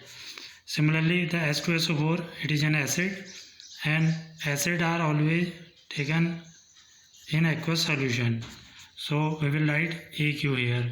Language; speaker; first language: English; non-native, local second language; Hindi